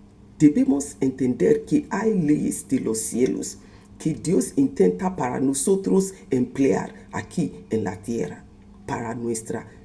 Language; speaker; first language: Spanish; non-native, fluent; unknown